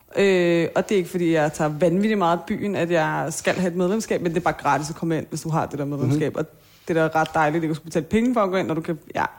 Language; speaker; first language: Danish; native; Danish